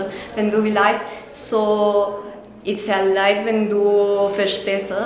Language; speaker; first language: German; non-native, learner; Spanish